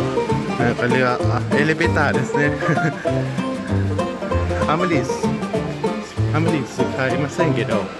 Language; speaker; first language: Japanese; non-native, learner; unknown